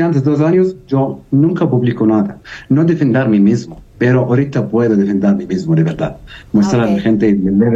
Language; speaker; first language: Spanish; non-native, learner; Arabic